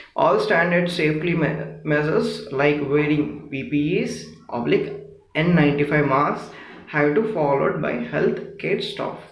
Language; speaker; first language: English; non-native, local second language; Telugu